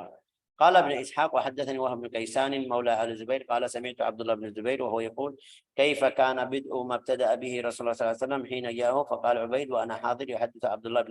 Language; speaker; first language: Arabic; native; Arabic